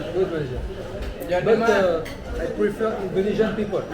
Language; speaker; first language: English; non-native, learner; French